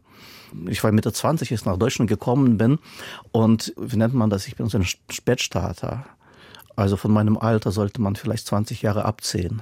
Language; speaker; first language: German; non-native, fluent; Russian